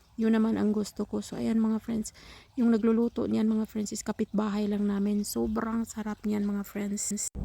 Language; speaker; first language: Filipino; non-native, local second language; Cebuano